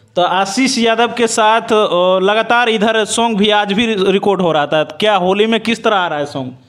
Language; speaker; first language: Hindi; native; Hindi